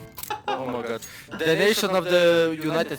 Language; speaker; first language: English; non-native, learner; Lithuanian